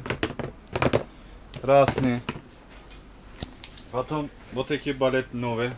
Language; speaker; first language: Russian; non-native, learner; Turkish